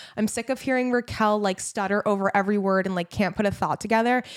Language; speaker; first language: English; native; English